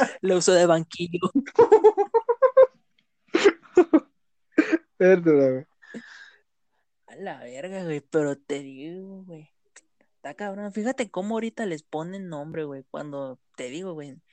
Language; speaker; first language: Spanish; native; Spanish